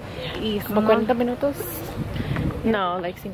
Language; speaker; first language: Spanish; early bilingual, heritage; Spanish